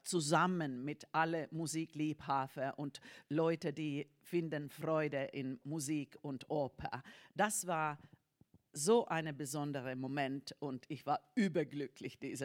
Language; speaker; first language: German; non-native, fluent; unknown